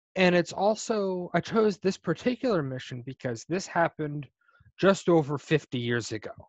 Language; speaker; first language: English; native; English